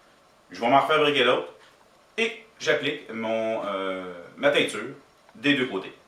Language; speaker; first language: French; native; French